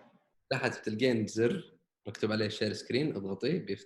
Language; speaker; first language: Arabic; native; Arabic